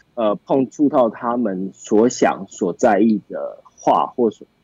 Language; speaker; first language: Chinese; native; Chinese